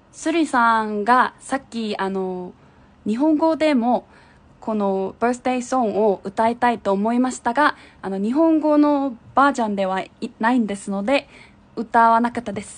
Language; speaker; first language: Japanese; non-native, fluent; Korean